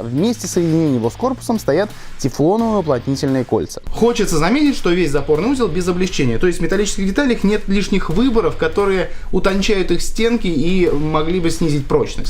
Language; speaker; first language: Russian; native; Russian